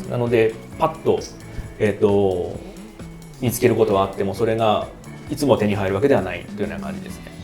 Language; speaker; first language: Japanese; native; Japanese